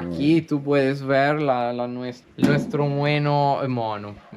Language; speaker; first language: Spanish; non-native, learner; Italian